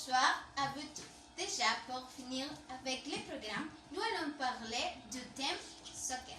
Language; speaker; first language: French; non-native, learner; Spanish